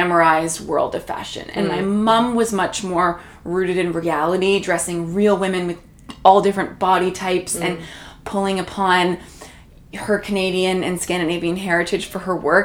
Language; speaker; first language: English; native; English